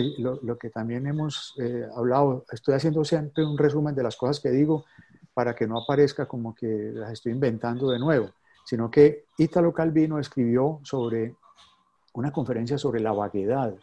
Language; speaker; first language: Spanish; native; Spanish